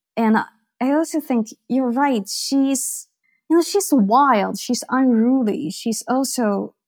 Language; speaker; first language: English; non-native, fluent; Chinese